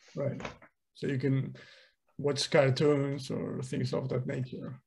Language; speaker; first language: English; non-native, fluent; Spanish